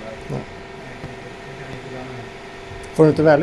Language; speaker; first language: Swedish; native; Swedish